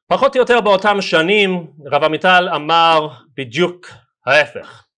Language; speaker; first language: Hebrew; non-native, fluent; English